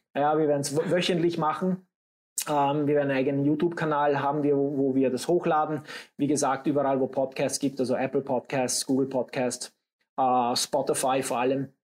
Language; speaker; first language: German; early bilingual, other home language; English